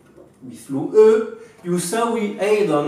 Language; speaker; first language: Arabic; non-native, fluent; French